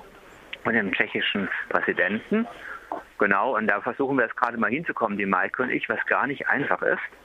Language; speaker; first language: German; native; German